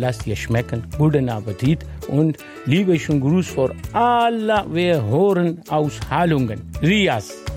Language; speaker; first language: German; non-native, learner; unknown